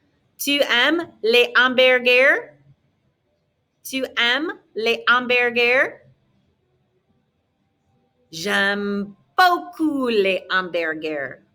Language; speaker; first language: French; non-native, fluent; English